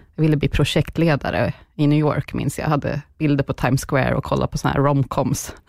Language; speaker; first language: Swedish; native; Swedish